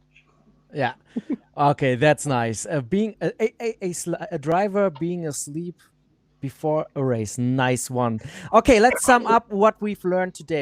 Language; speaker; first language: English; non-native, fluent; German